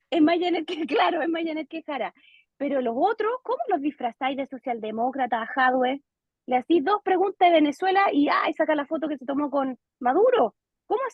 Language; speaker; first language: Spanish; native; Spanish